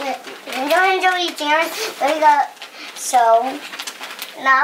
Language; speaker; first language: Chinese; early bilingual, heritage; Chinese